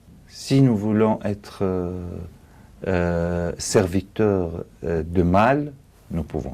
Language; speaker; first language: French; non-native, fluent; Arabic